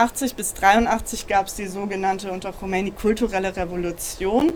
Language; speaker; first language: German; native; German